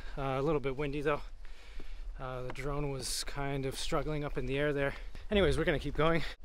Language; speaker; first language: English; native; English